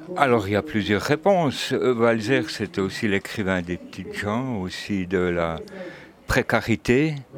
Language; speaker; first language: French; native; French